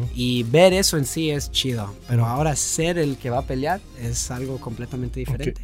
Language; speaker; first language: Spanish; early bilingual, heritage; Spanish